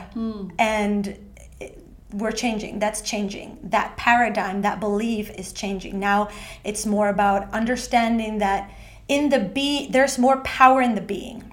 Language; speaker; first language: English; non-native, fluent; Spanish